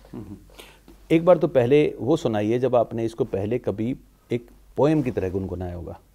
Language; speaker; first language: Hindi; native; Hindi